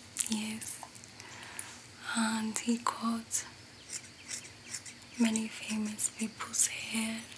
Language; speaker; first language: English; non-native, fluent; Spanish